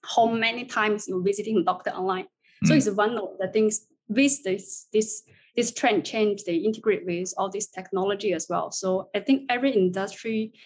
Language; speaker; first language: English; non-native, fluent; Chinese